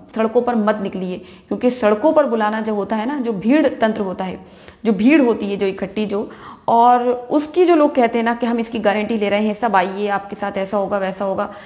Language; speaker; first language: Hindi; native; Hindi